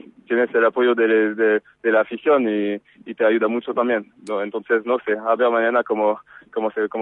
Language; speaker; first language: Spanish; non-native, fluent; French